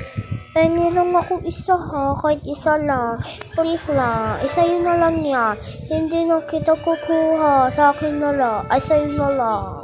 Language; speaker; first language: Filipino; non-native, local second language; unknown